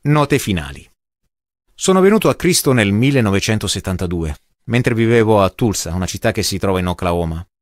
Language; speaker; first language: Italian; non-native, fluent; English